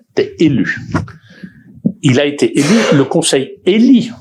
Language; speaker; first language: French; native; French